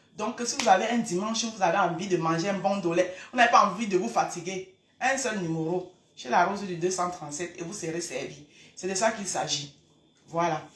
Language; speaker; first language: French; native; French